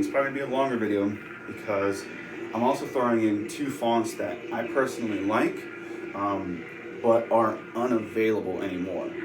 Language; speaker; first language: English; native; English